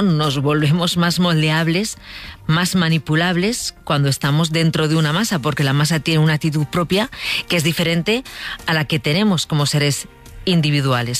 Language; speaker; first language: Spanish; native; Spanish